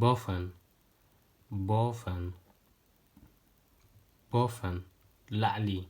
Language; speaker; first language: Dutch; non-native, fluent; Tigrinya